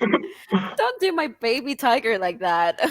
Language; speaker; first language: English; non-native, fluent; Khmer